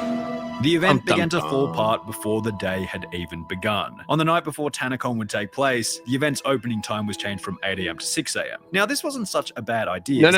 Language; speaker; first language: English; native; English